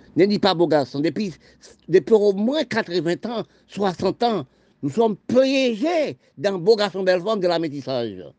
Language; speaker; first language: French; non-native, local second language; Haitian Creole